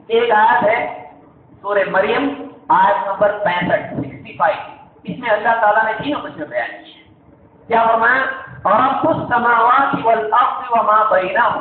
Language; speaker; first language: Urdu; native; Urdu